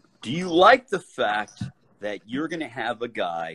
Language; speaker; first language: English; native; English